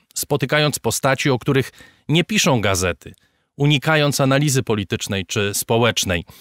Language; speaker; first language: Polish; native; Polish